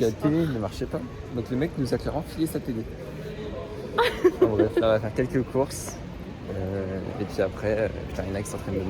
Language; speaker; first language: French; native; French